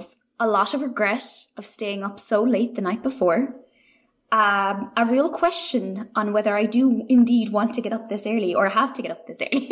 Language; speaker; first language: English; native; English